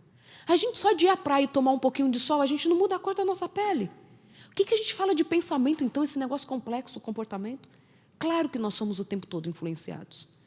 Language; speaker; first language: Portuguese; native; Portuguese